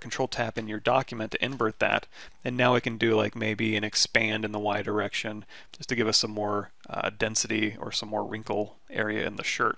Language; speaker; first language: English; native; English